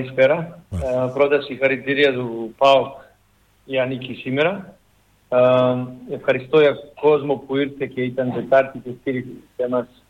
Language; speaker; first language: Greek; non-native, learner; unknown